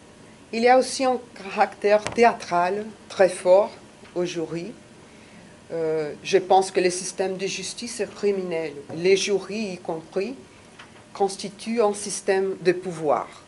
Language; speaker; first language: French; non-native, fluent; Portuguese